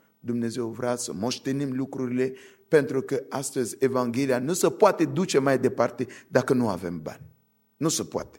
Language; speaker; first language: Romanian; non-native, fluent; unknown